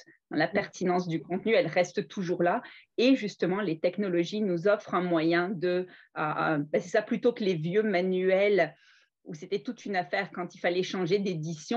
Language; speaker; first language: French; native; French